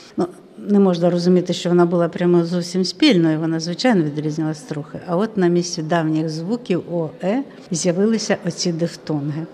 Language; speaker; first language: Ukrainian; native; Ukrainian